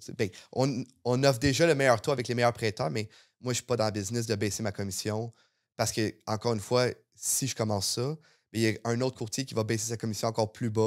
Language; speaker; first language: French; native; French